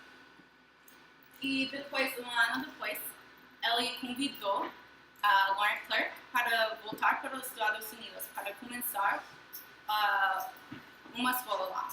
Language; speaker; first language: Portuguese; non-native, fluent; English